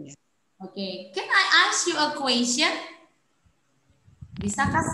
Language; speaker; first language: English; non-native, fluent; Indonesian